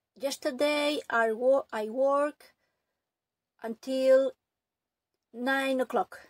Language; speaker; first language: English; non-native, learner; Catalan